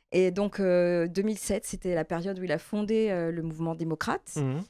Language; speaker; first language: French; native; French